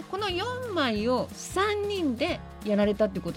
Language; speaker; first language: Japanese; native; Japanese